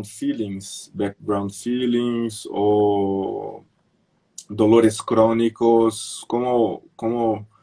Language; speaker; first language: Spanish; non-native, fluent; Portuguese